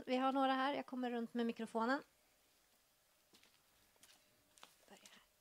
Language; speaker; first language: Swedish; native; Swedish